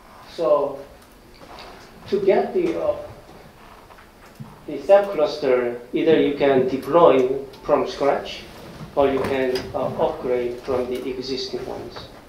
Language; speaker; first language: English; non-native, learner; Korean